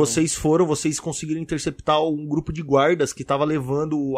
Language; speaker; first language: Portuguese; native; Portuguese